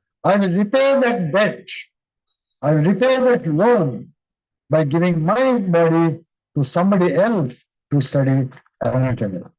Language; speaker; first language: English; non-native, local second language; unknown